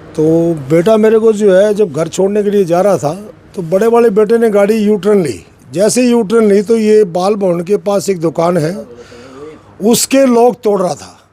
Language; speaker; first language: Hindi; native; Hindi